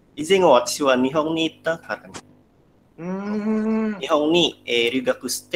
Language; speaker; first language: Japanese; non-native, learner; Indonesian